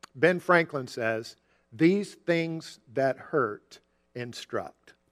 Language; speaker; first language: English; native; English